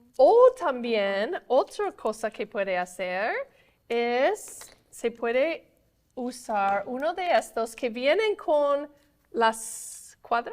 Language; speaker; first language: Spanish; non-native, fluent; English